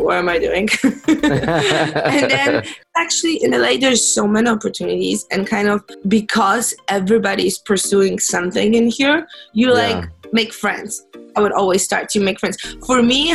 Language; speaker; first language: English; non-native, fluent; Polish